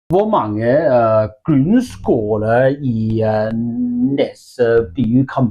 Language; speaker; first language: Norwegian; non-native, learner; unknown